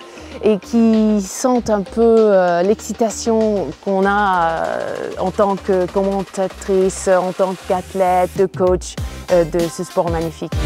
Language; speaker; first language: French; non-native, fluent; English